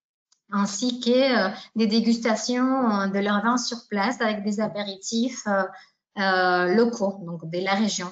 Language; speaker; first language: French; native; French